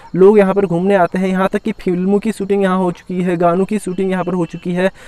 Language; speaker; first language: Hindi; native; Hindi